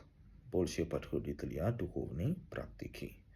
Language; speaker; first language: Russian; non-native, learner; Tamil